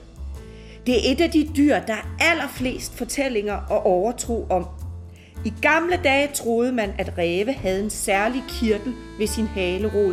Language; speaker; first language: Danish; native; Danish